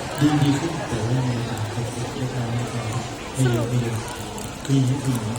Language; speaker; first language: Thai; native; Thai